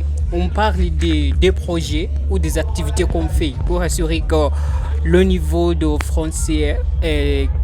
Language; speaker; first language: French; non-native, learner; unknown